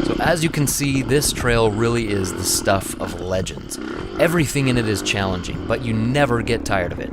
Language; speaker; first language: English; native; English